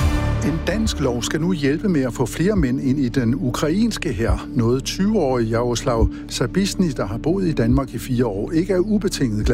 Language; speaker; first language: Danish; native; Danish